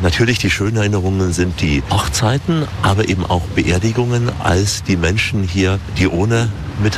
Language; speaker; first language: German; native; German